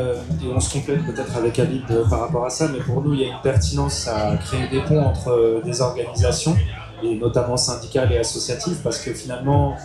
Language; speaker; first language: French; native; French